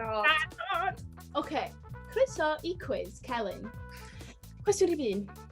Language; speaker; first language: Welsh; native; Welsh